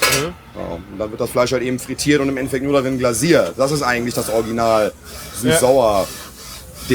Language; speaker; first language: German; native; German